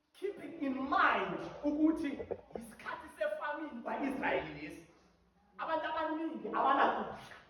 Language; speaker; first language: Zulu; non-native, local second language; Xhosa